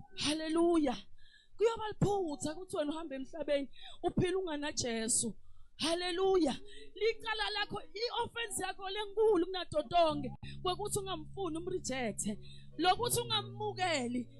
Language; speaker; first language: Zulu; non-native, local second language; Swati